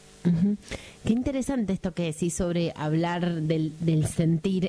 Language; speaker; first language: Spanish; native; Spanish